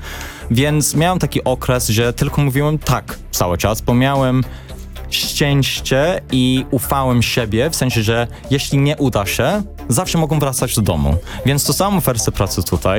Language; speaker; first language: Polish; early bilingual, heritage; English